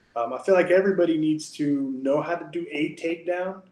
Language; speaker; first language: English; native; English